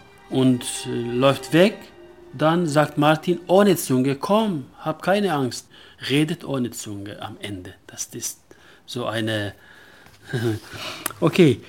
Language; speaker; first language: German; non-native, local second language; Kurdish